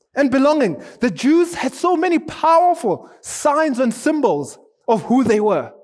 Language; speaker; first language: English; non-native, local second language; Shona